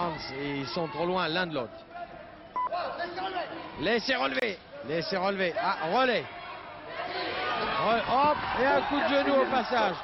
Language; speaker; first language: French; native; French